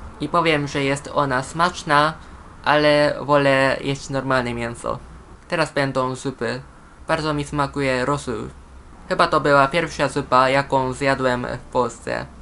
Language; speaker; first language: Polish; non-native, fluent; Japanese